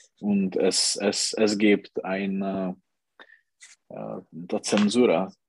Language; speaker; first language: German; non-native, learner; Czech